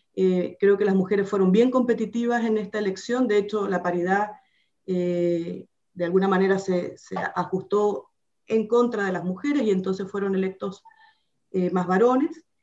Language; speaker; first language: Spanish; native; Spanish